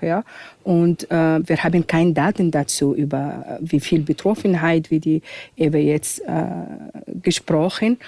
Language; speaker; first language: German; non-native, fluent; Arabic